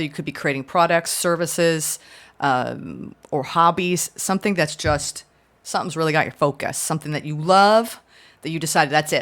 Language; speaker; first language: English; native; English